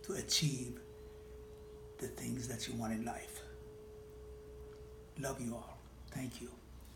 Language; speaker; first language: English; non-native, fluent; Persian